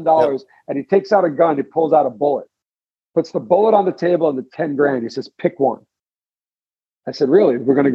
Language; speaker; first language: English; native; English